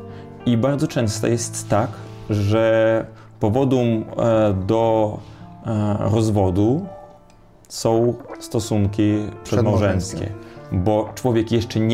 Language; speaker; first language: Polish; non-native, fluent; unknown